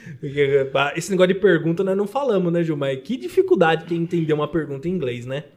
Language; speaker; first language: Portuguese; native; Portuguese